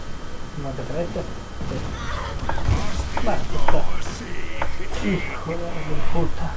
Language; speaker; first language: Spanish; native; Spanish